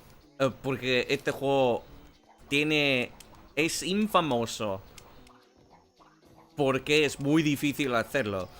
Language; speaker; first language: Spanish; non-native, learner; English